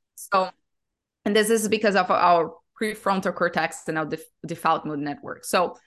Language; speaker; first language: English; non-native, fluent; Portuguese